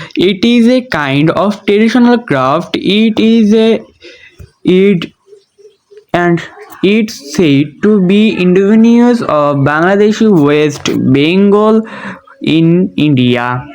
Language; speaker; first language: English; non-native, local second language; Bangla